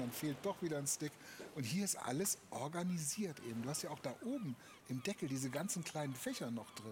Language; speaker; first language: German; native; German